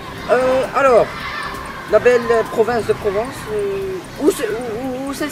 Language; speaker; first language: French; non-native, learner; English